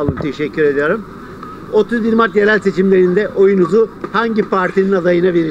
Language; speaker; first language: Turkish; native; Turkish